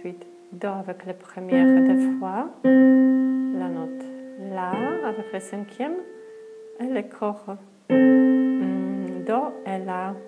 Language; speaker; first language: French; non-native, fluent; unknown